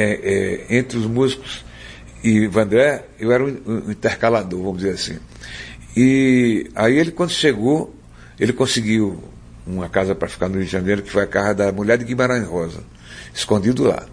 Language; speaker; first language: Portuguese; native; Portuguese